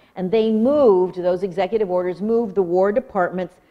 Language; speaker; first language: English; native; English